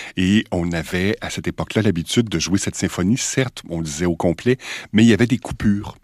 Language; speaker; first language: French; native; French